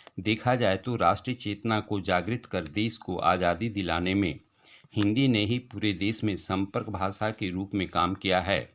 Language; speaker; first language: Hindi; native; Hindi